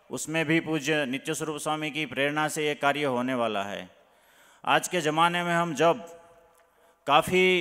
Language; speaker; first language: Hindi; non-native, local second language; Gujarati